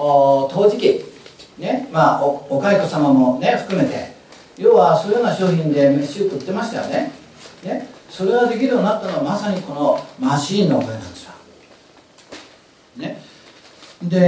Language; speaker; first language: Japanese; native; Japanese